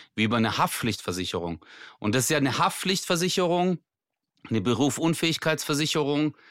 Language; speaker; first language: German; native; German